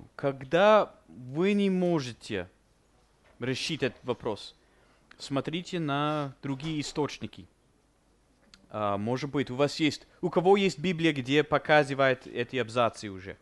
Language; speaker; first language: Russian; non-native, fluent; English